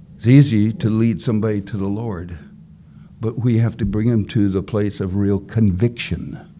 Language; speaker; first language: English; native; English